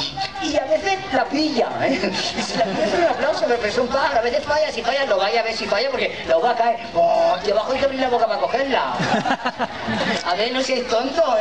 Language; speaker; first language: Spanish; native; Spanish